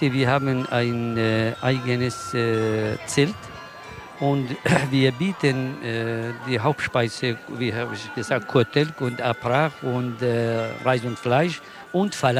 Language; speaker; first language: German; non-native, learner; Kurdish